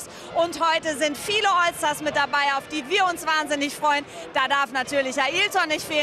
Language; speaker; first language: German; native; German